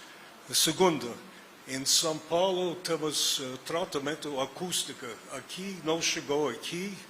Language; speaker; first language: Portuguese; non-native, learner; English